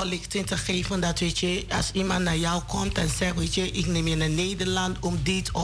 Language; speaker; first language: Dutch; non-native, learner; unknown